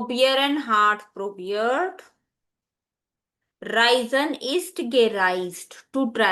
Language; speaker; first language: German; non-native, learner; Hindi